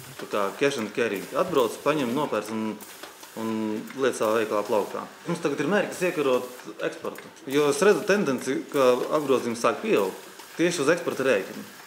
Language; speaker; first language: Latvian; native; Latvian